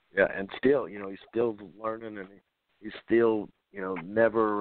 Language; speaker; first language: English; native; English